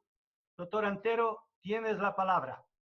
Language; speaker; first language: Spanish; non-native, fluent; Portuguese